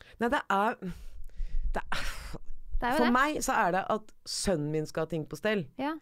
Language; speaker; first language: Norwegian; early bilingual, other home language; Persian